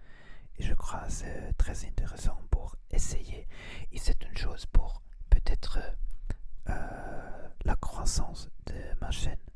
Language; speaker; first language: French; non-native, learner; Spanish